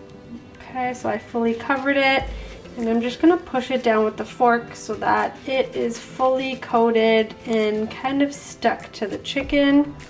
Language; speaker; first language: English; native; English